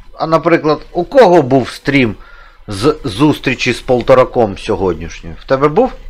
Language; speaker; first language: Ukrainian; native; Ukrainian